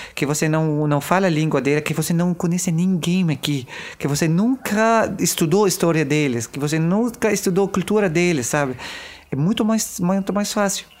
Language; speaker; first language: Portuguese; non-native, learner; Arabic